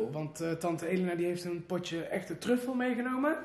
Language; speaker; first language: Dutch; native; Dutch